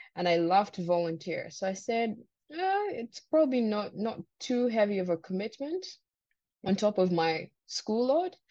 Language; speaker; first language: English; non-native, local second language; Ganda